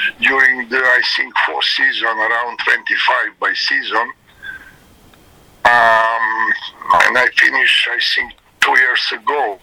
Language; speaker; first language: English; non-native, learner; Serbian